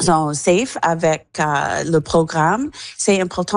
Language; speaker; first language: French; non-native, learner; English